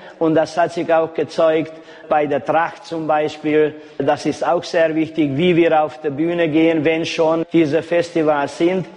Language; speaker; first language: German; non-native, local second language; Hungarian